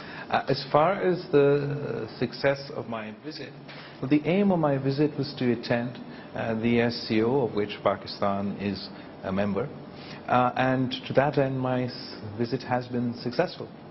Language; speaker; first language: English; non-native, local second language; Urdu